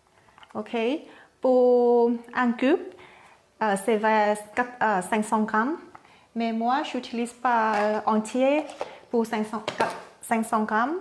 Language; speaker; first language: French; non-native, learner; Thai